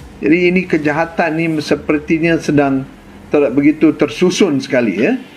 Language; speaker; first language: Malay; native; Malay